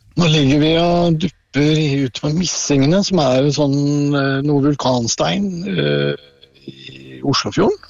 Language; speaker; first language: Norwegian; native; Norwegian